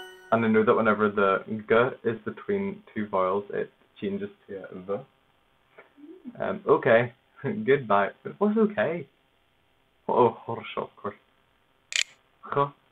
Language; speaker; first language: English; native; English